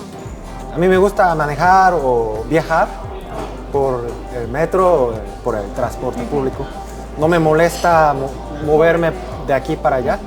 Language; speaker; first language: Spanish; non-native, fluent; Korean